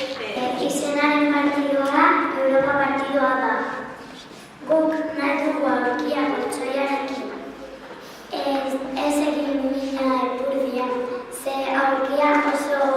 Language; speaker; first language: Basque; non-native, local second language; Spanish